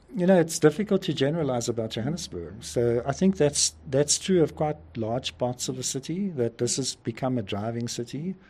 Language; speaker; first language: English; native; English